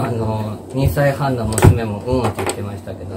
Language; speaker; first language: Japanese; native; Japanese